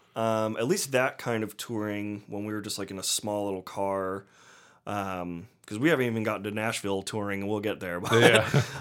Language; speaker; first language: English; native; English